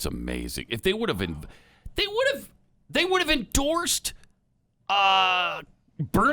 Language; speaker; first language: English; native; English